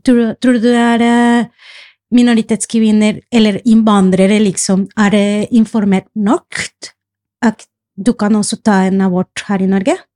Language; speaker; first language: Norwegian; non-native, fluent; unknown